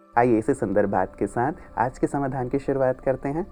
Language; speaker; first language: Hindi; native; Hindi